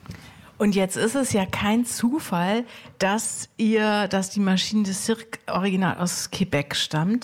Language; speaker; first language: German; native; German